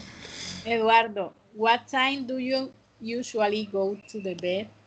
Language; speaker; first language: English; non-native, fluent; Spanish